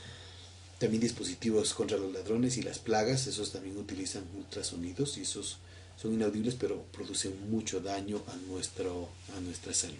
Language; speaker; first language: Spanish; native; Spanish